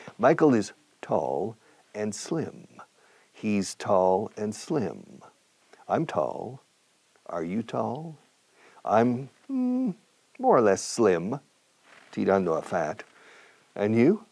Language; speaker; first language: English; native; English